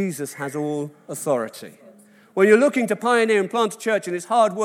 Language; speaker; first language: English; native; English